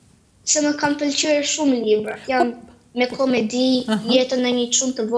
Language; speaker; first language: Albanian; early bilingual, heritage; Albanian